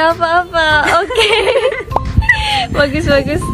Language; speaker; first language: Indonesian; non-native, learner; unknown